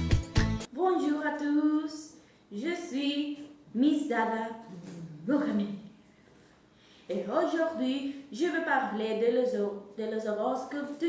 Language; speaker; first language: French; non-native, learner; Spanish